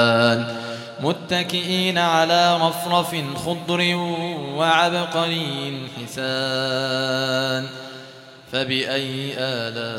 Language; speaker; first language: Arabic; native; Arabic